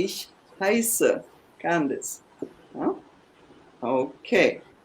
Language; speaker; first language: German; non-native, fluent; English